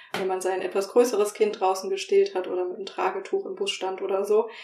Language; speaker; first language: German; native; German